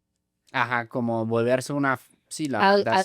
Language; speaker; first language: Spanish; non-native, fluent; German